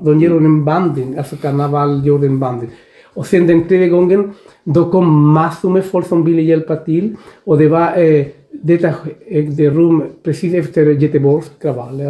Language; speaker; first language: Swedish; non-native, fluent; Spanish